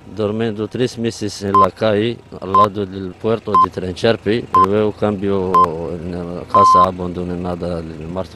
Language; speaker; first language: Spanish; non-native, learner; Arabic